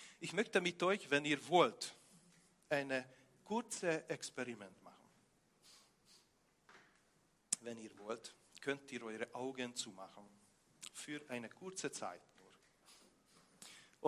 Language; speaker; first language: German; non-native, fluent; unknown